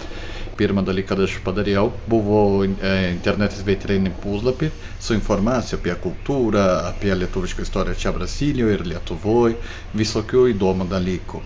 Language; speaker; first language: Lithuanian; early bilingual, heritage; Portuguese